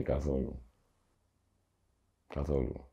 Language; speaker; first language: Greek; early bilingual, heritage; Greek